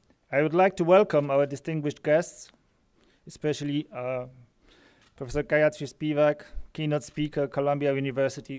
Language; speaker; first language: English; non-native, fluent; Polish